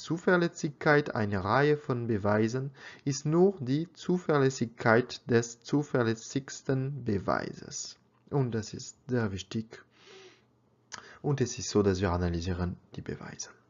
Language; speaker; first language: German; non-native, learner; French